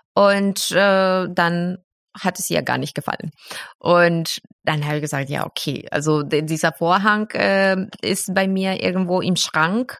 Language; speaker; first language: German; non-native, fluent; Spanish